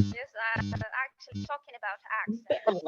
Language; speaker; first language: English; non-native, fluent; Indonesian